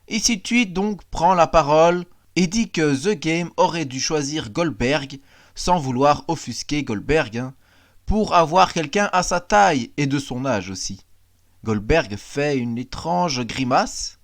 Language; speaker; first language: French; native; French